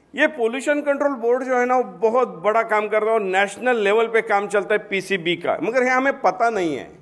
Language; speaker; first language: Hindi; non-native, local second language; Marathi